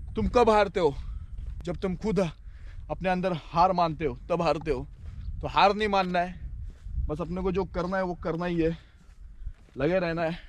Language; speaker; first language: Hindi; non-native, local second language; Marathi